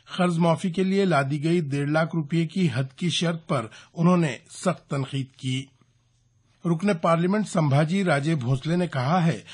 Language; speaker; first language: Urdu; native; Urdu